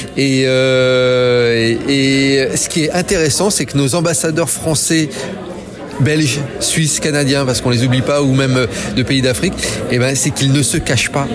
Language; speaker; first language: French; native; French